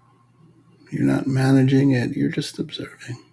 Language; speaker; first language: English; native; English